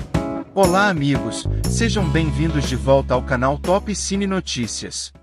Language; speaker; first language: Portuguese; native; Portuguese